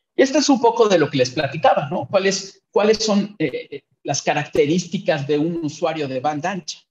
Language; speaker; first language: Spanish; native; Spanish